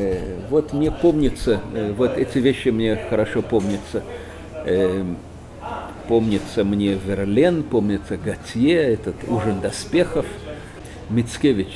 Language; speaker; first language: Russian; native; Russian